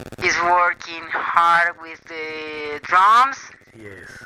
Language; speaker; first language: English; non-native, learner; Spanish